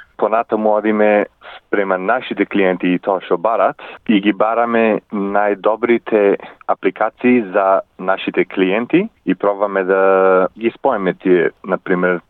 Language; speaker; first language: Macedonian; early bilingual, heritage; Macedonian